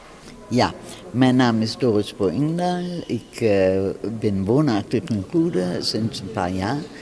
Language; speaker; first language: Dutch; non-native, fluent; German